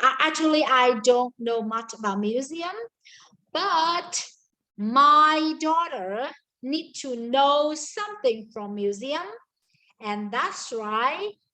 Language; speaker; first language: English; non-native, learner; Vietnamese